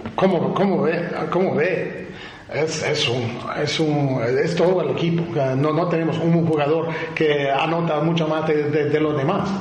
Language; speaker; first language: Spanish; non-native, learner; English